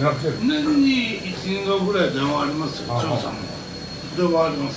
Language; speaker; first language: Japanese; native; Japanese